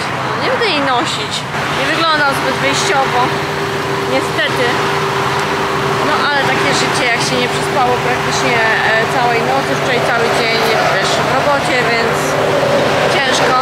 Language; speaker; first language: Polish; native; Polish